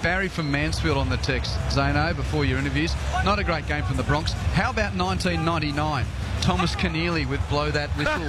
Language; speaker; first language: English; native; English